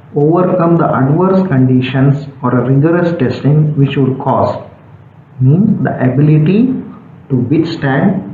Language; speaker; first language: English; non-native, local second language; Kannada